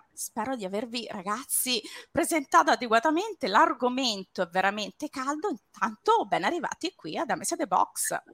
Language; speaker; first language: Italian; native; Italian